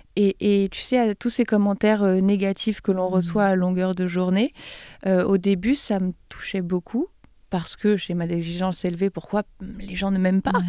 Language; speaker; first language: French; native; French